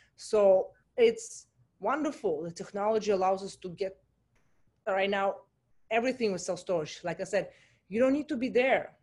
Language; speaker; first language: English; non-native, fluent; Russian